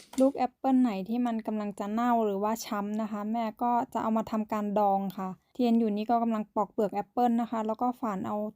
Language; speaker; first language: Thai; native; Thai